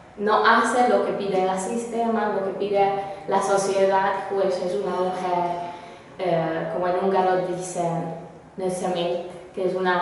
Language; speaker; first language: Spanish; non-native, fluent; Hungarian